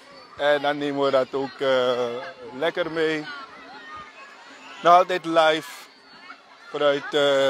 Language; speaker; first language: Dutch; native; Dutch